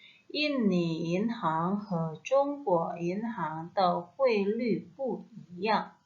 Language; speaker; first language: Chinese; non-native, fluent; Indonesian